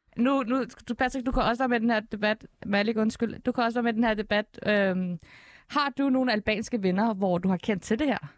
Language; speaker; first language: Danish; early bilingual, other home language; Albanian